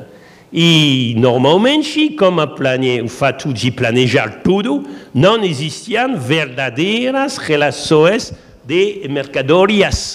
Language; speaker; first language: Portuguese; non-native, learner; French